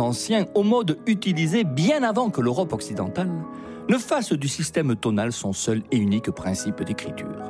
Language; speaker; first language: French; native; French